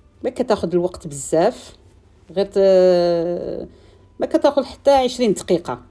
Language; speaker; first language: Arabic; native; Arabic